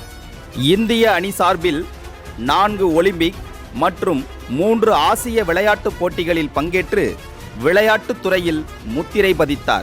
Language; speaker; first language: Tamil; native; Tamil